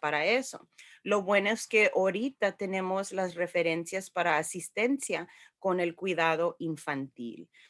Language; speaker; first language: Spanish; early bilingual, heritage; Spanish